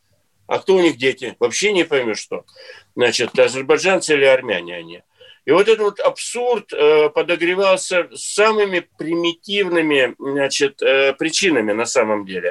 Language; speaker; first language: Russian; native; Russian